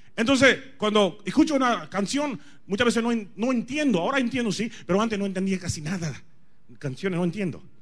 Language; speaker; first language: Spanish; non-native, fluent; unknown